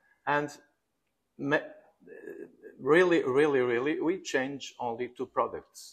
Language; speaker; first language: English; non-native, fluent; Portuguese